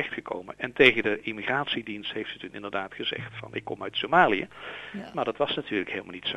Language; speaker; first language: Dutch; native; Dutch